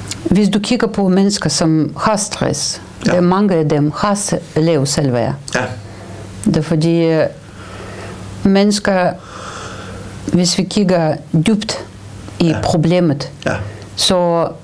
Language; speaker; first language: Danish; non-native, fluent; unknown